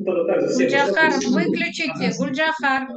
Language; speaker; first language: Russian; native; Russian